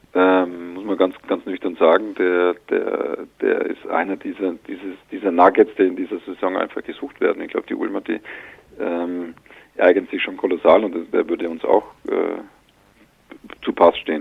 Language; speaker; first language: German; native; German